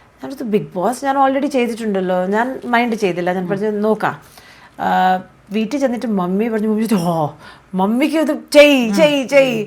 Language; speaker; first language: Malayalam; early bilingual, heritage; Malayalam